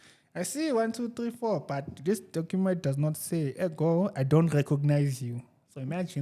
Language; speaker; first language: English; non-native, local second language; Zulu